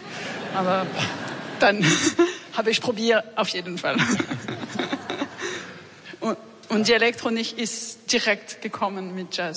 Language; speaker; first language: German; non-native, learner; French